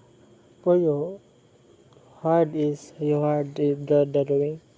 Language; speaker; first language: English; non-native, learner; Filipino